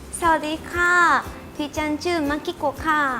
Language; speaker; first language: Thai; non-native, learner; Japanese